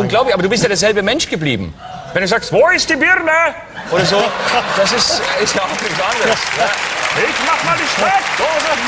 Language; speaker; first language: German; native; German